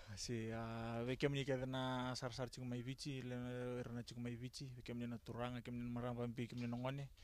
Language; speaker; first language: Italian; non-native, learner; Fijian